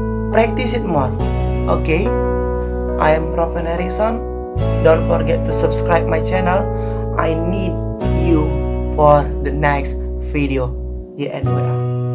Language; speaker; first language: English; non-native, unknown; Indonesian